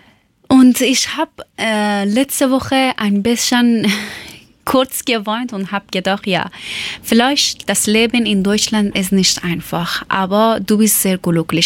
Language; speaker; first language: German; non-native, learner; Persian